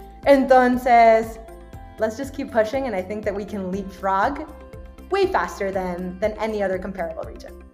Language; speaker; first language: English; early bilingual, other home language; Spanish